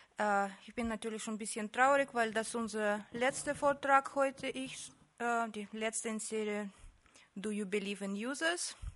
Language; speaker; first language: German; non-native, fluent; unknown